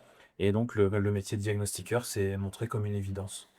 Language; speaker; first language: French; native; French